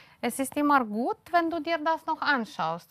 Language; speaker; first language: German; non-native, fluent; Romanian